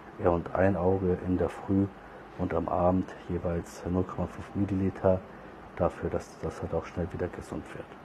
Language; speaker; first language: German; early bilingual, other home language; Turkish